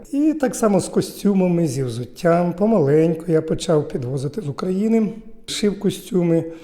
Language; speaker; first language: Ukrainian; native; Ukrainian